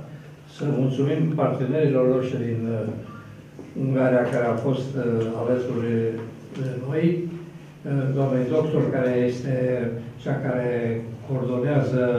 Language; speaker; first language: Romanian; native; Romanian